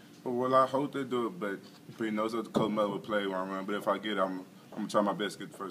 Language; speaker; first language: English; native; English